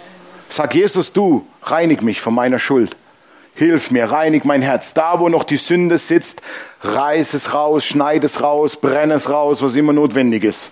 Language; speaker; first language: German; native; German